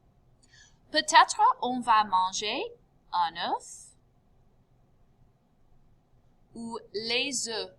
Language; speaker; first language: French; non-native, fluent; English